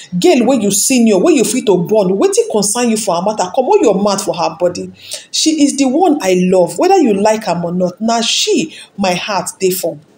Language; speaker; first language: Nigerian Pidgin; non-native, local second language; Yoruba